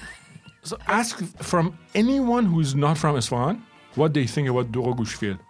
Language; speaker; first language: English; early bilingual, other home language; Persian